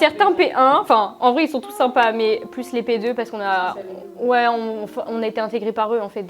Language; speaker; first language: French; native; French